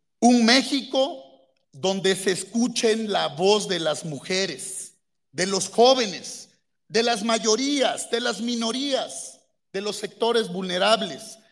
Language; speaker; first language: Spanish; native; Spanish